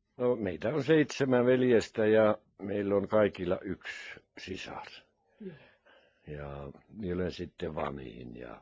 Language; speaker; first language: Finnish; non-native, local second language; Norwegian